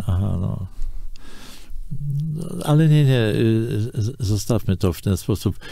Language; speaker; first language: Polish; native; Polish